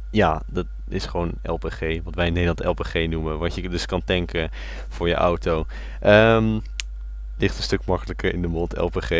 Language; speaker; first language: Dutch; native; Dutch